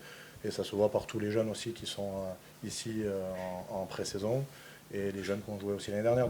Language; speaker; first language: French; native; French